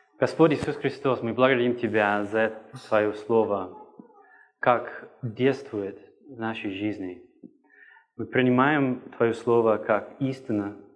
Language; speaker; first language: Russian; non-native, fluent; English